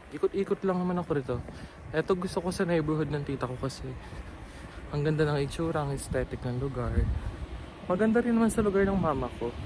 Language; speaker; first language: Filipino; native; Filipino